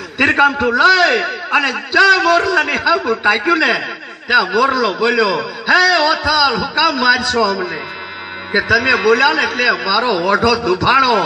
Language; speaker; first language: Gujarati; native; Gujarati